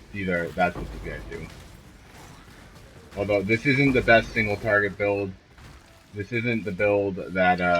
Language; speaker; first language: English; native; English